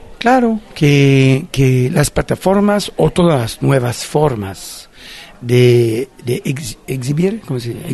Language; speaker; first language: Spanish; non-native, fluent; French